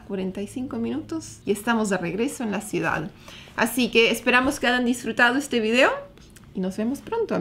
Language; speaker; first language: Spanish; native; Spanish